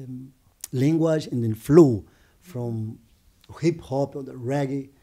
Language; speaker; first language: English; non-native, learner; Portuguese